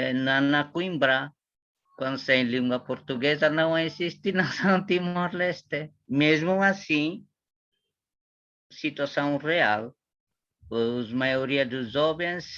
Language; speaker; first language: Portuguese; non-native, learner; Tetum